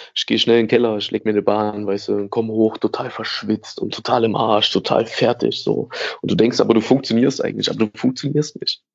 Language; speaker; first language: German; native; German